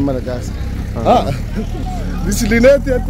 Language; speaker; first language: English; non-native, learner; Malagasy